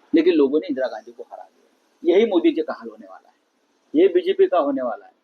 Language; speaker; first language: Hindi; non-native, local second language; Marathi